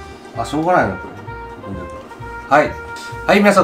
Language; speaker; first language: Japanese; native; Japanese